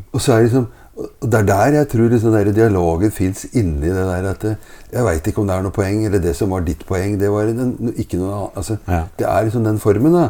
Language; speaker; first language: Norwegian; native; Norwegian